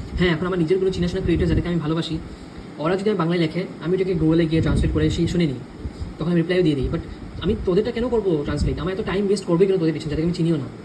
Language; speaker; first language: Bangla; early bilingual, heritage; Bangla